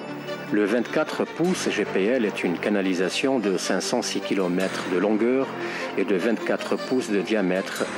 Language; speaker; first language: French; non-native, local second language; Arabic